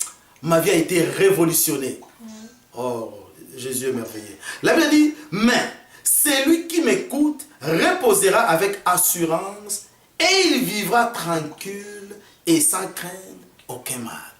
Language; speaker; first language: French; non-native, local second language; Lingala